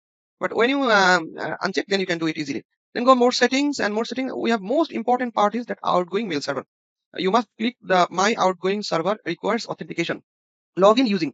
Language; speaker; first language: English; non-native, local second language; Bangla